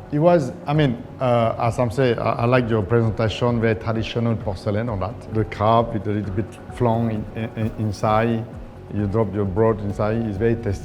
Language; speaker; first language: English; non-native, fluent; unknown